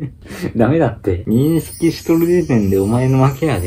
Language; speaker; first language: Japanese; native; Japanese